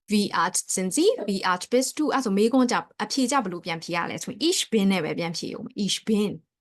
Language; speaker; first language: Burmese; native; Burmese